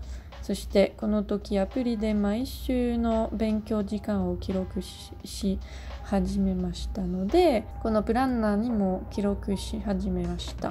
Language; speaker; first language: Japanese; non-native, learner; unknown